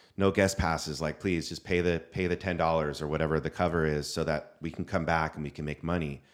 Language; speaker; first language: English; native; English